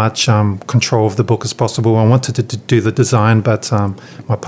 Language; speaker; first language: English; native; English